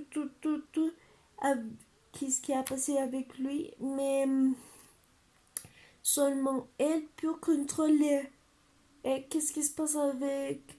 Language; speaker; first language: French; non-native, learner; Spanish